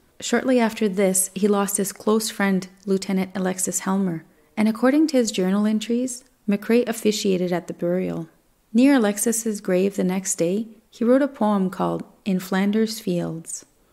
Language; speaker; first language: English; native; English